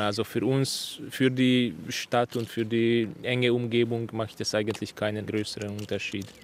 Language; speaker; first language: German; non-native, fluent; Hungarian